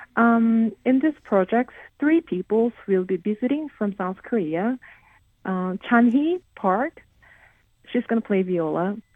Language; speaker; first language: English; non-native, fluent; Korean